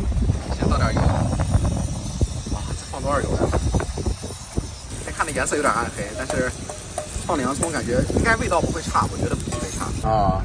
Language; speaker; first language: Chinese; native; Chinese